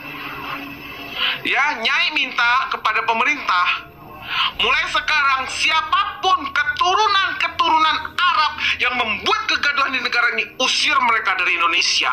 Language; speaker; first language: Indonesian; native; Indonesian